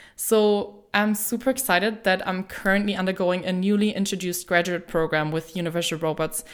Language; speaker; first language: English; non-native, fluent; German